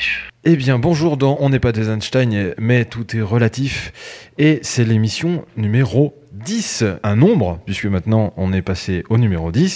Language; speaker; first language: French; native; French